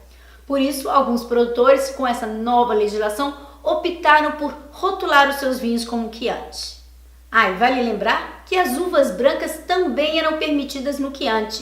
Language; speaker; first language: Portuguese; native; Portuguese